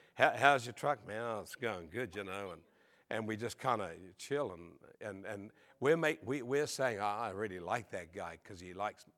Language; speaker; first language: English; native; English